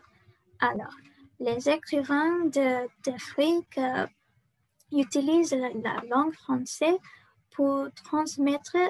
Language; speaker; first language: French; non-native, learner; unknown